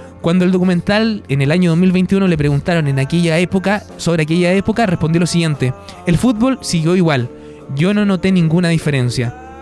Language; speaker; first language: Spanish; native; Spanish